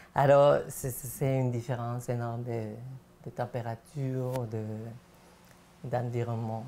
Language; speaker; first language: French; non-native, fluent; Spanish